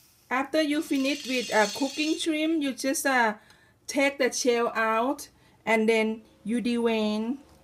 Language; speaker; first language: English; non-native, learner; Thai